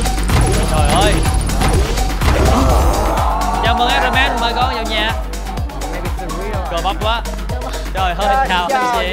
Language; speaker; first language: Vietnamese; native; Vietnamese